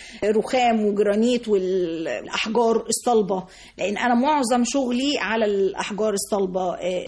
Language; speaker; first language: Arabic; native; Arabic